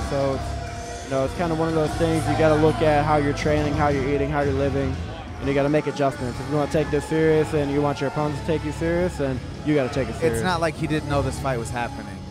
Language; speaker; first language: English; native; English